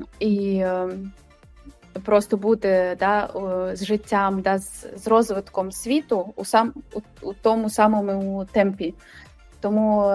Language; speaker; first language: Ukrainian; non-native, local second language; Russian